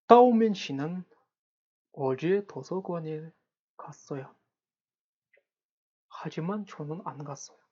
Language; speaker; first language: Korean; non-native, fluent; Kazakh